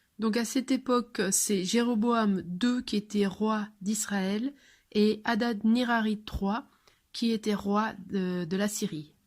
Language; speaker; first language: French; non-native, fluent; English